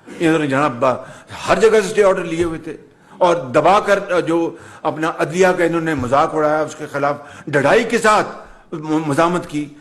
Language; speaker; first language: Urdu; non-native, local second language; Punjabi